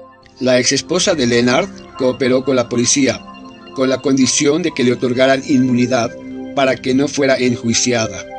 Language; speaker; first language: Spanish; native; Spanish